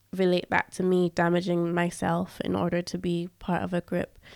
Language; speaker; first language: English; early bilingual, other home language; Yoruba